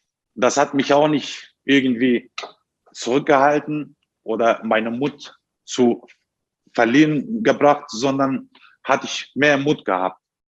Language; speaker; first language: German; non-native, fluent; Turkish